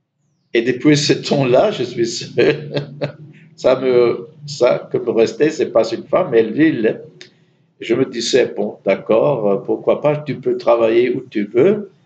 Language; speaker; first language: French; non-native, fluent; German